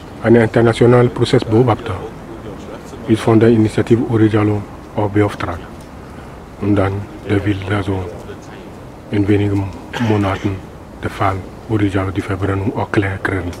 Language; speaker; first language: German; non-native, learner; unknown